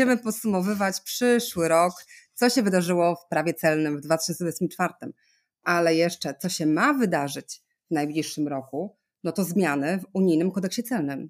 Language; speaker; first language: Polish; native; Polish